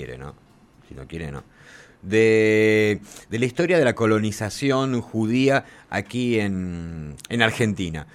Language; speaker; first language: Spanish; native; Spanish